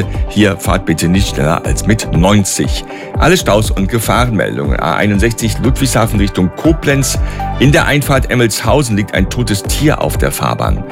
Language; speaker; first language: German; native; German